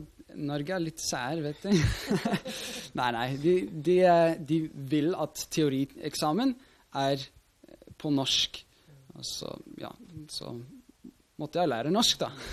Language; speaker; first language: Norwegian; non-native, fluent; Swiss German